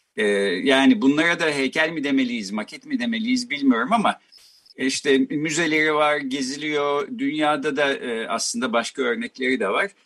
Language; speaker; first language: Turkish; native; Turkish